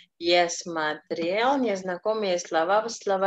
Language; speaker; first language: Russian; non-native, fluent; Indonesian